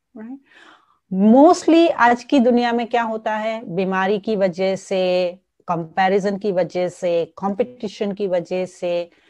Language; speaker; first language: Hindi; non-native, local second language; Gujarati